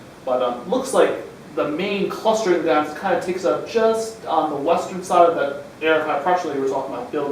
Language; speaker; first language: English; native; English